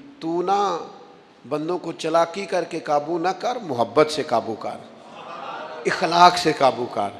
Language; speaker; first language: Urdu; non-native, local second language; Punjabi